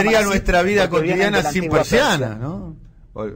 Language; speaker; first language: Spanish; native; Spanish